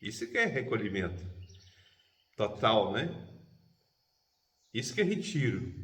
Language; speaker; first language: Portuguese; native; Portuguese